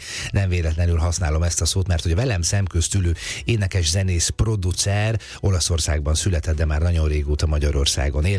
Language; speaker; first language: Hungarian; native; Hungarian